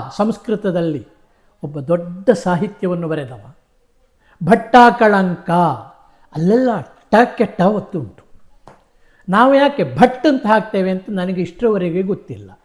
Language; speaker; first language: Kannada; native; Kannada